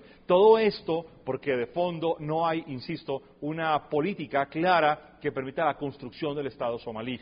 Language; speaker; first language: Spanish; native; Spanish